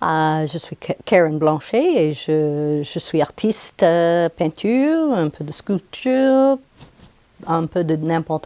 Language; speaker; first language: French; non-native, local second language; English